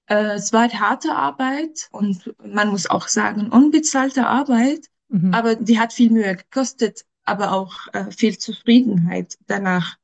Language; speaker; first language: German; non-native, fluent; Arabic